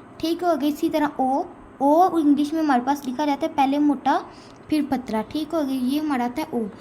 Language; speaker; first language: Urdu; non-native, local second language; Punjabi